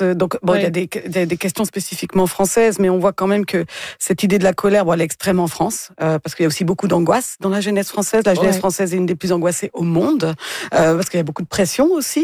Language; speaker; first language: French; native; French